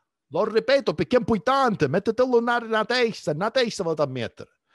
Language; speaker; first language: Italian; early bilingual, other home language; English